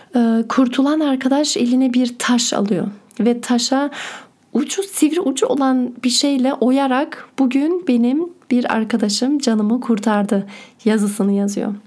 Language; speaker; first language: Turkish; early bilingual, heritage; Turkish